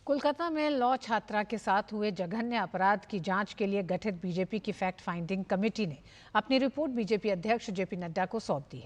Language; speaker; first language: Hindi; native; Hindi